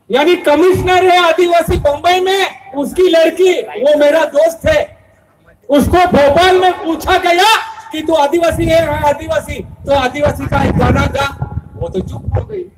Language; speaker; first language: Hindi; non-native, local second language; Bhili